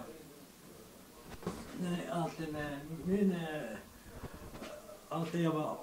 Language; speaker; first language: Swedish; non-native, learner; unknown